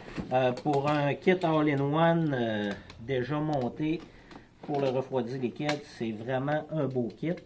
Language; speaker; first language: French; native; French